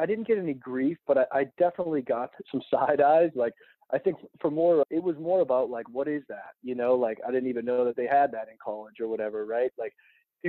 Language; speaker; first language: English; native; English